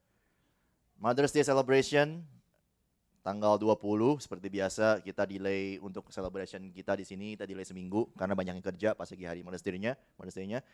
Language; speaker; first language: Indonesian; native; Indonesian